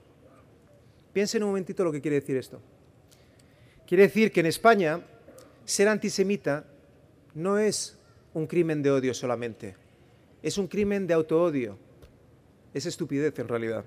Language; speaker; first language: Spanish; native; Spanish